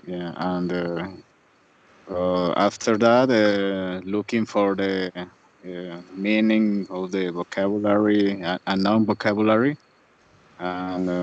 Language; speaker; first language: English; non-native, learner; Spanish